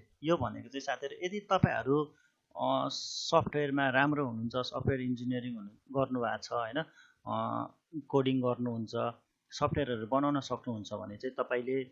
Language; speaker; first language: Nepali; native; Nepali